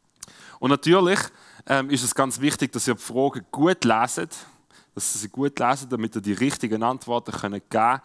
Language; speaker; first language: German; native; German